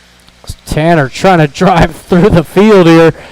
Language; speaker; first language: English; native; English